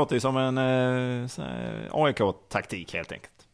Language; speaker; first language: Swedish; native; Swedish